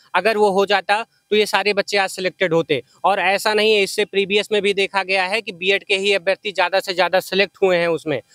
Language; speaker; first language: Hindi; native; Hindi